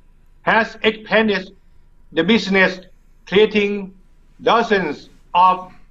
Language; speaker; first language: English; non-native, learner; Thai